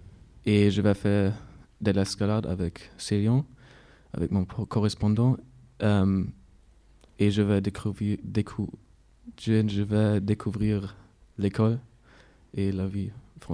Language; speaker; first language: French; non-native, learner; German